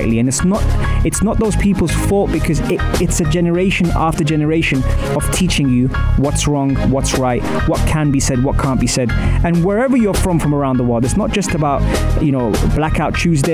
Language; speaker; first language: English; native; English